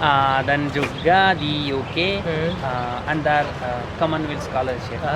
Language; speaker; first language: Indonesian; non-native, learner; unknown